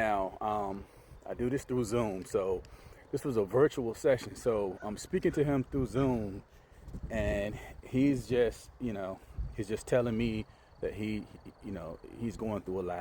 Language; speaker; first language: English; native; English